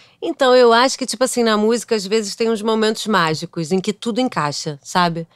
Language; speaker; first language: Portuguese; native; Portuguese